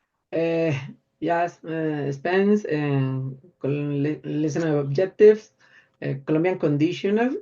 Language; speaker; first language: English; non-native, learner; Spanish